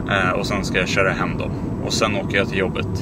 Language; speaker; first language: Swedish; native; Swedish